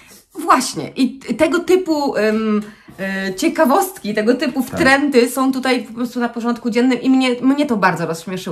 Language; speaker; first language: Polish; native; Polish